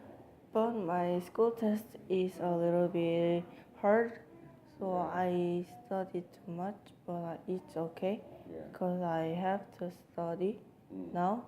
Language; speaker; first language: English; non-native, learner; Korean